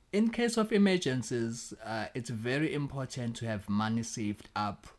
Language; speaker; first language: English; non-native, local second language; Zulu